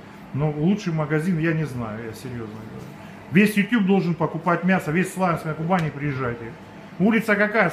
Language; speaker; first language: Russian; native; Russian